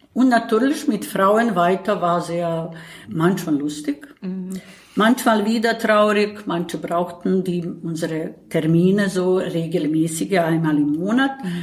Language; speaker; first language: German; non-native, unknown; Bosnian